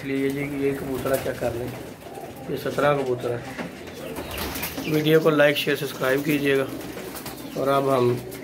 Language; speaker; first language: Hindi; non-native, local second language; Punjabi